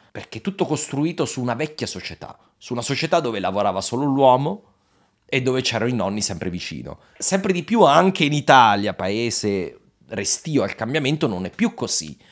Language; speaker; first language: Italian; native; Italian